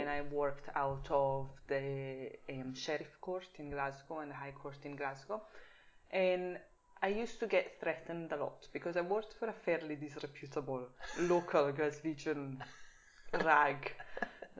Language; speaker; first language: English; non-native, fluent; Italian